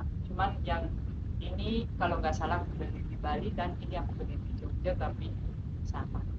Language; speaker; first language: Indonesian; non-native, fluent; Spanish